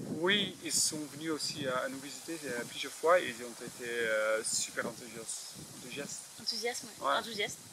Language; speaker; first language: French; non-native, fluent; Dutch